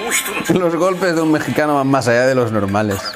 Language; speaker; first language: Spanish; native; Spanish